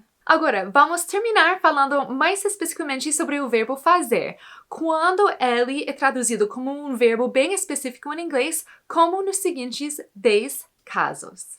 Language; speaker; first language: Portuguese; non-native, fluent; English